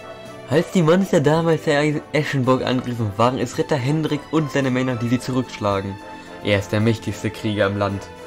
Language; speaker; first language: German; native; German